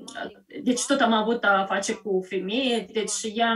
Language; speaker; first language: Romanian; early bilingual, heritage; Romanian